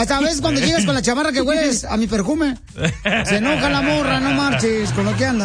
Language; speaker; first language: Spanish; native; Spanish